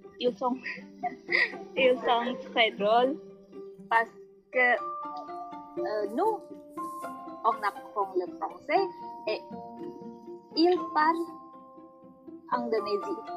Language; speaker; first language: French; non-native, learner; Indonesian